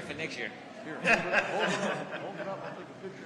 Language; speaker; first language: English; native; English